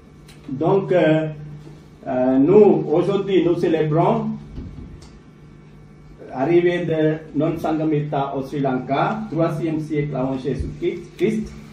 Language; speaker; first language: French; non-native, learner; Sinhala